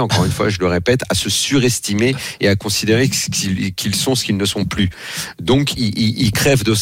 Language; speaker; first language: French; native; French